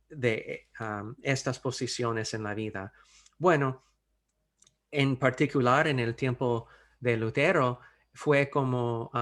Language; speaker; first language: Spanish; non-native, fluent; English